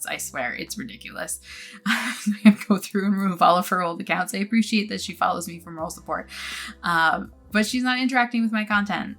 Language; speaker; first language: English; native; English